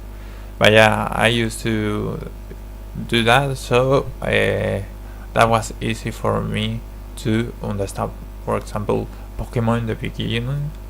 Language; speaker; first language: English; non-native, learner; Spanish